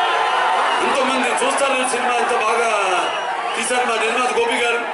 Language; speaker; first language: Telugu; native; Telugu